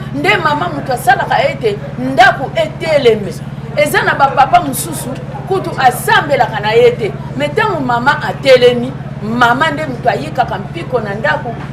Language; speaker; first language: Lingala; non-native, local second language; Kongo